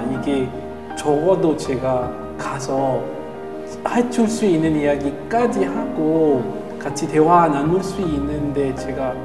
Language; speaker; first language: Korean; non-native, fluent; French